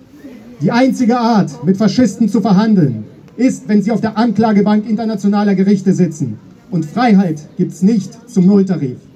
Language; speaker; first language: German; native; German